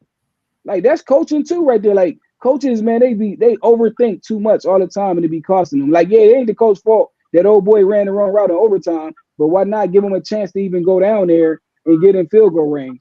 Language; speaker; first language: English; native; English